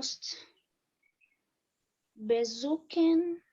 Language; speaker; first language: German; non-native, learner; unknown